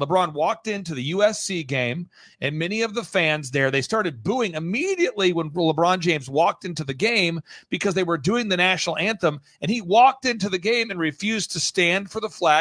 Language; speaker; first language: English; native; English